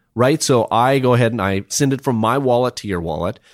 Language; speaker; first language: English; native; English